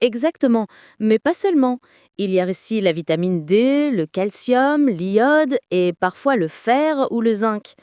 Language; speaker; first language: French; native; French